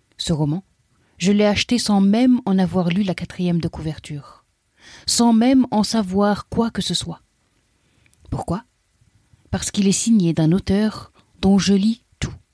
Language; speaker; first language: French; native; French